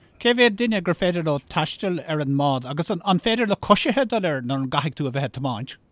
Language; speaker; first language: Irish; native; Irish